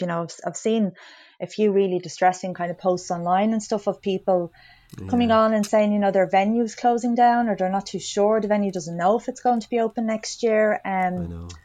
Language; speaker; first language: English; native; English